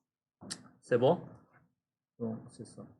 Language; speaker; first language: French; non-native, fluent; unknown